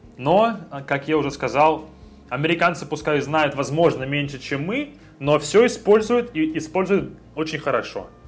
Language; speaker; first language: Russian; native; Russian